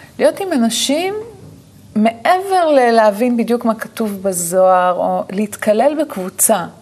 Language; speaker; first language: Hebrew; native; Hebrew